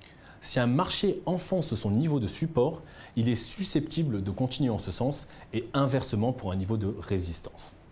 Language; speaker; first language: French; native; French